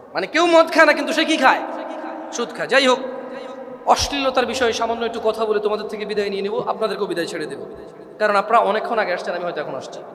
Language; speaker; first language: Bangla; early bilingual, heritage; Bangla